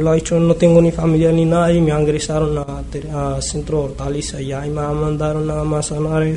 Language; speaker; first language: Spanish; non-native, learner; Arabic